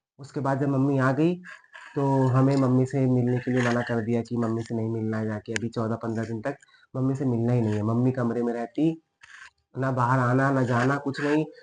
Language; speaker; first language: Hindi; native; Hindi